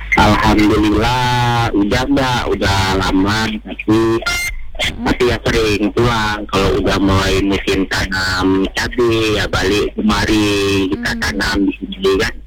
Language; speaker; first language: Indonesian; native; Indonesian